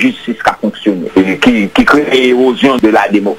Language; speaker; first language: French; non-native, local second language; Haitian Creole